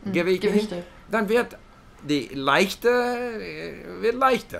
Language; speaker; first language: German; non-native, learner; English